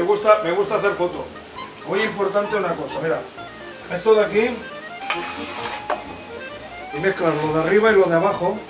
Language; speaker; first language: Spanish; native; Spanish